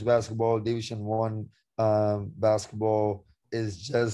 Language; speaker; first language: English; non-native, local second language; Sinhala